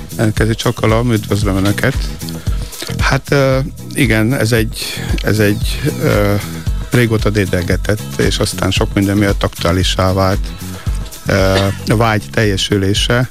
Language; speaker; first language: Hungarian; native; Hungarian